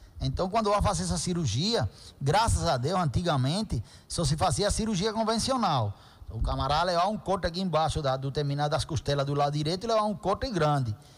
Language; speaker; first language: Portuguese; non-native, fluent; Spanish